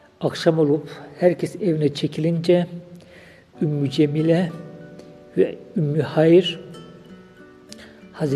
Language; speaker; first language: Turkish; native; Turkish